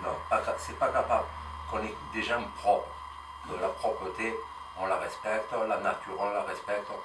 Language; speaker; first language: French; native; French